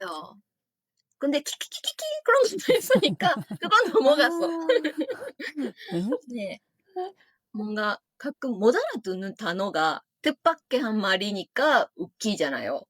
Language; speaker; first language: Korean; non-native, fluent; Japanese